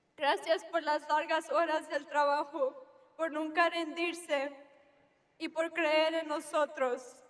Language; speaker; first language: Spanish; early bilingual, heritage; Spanish